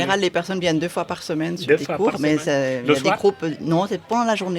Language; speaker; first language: French; native; French